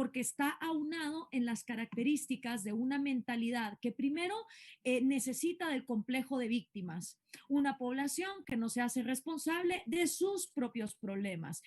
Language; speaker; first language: Spanish; native; Spanish